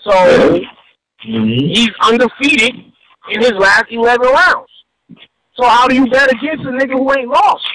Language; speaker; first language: English; native; English